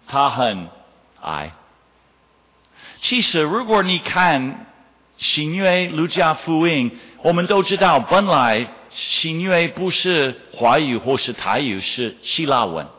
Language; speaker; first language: Chinese; non-native, fluent; English